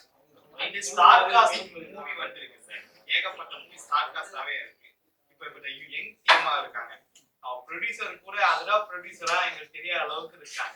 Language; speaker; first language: Tamil; native; Tamil